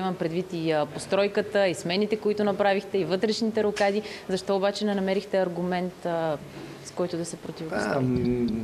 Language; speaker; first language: Bulgarian; native; Bulgarian